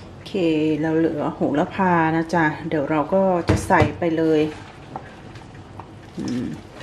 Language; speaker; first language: Thai; native; Thai